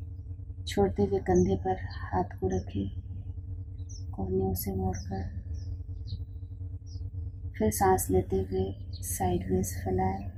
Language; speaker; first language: Hindi; native; Hindi